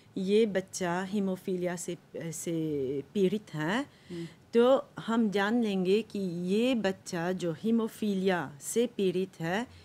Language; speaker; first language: Hindi; non-native, local second language; Morisyen